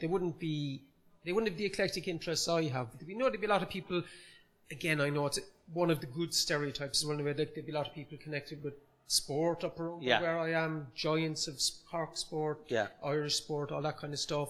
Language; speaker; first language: English; native; English